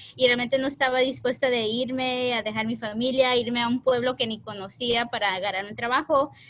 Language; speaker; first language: Spanish; early bilingual, heritage; Spanish